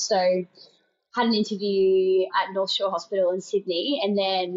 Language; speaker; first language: English; native; English